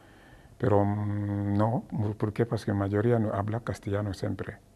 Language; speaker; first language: Spanish; non-native, learner; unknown